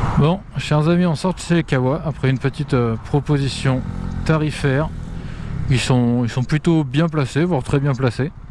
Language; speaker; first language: French; native; French